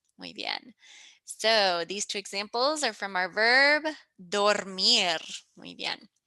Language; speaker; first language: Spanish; early bilingual, heritage; English